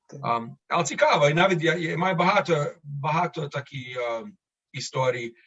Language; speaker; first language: Ukrainian; early bilingual, other home language; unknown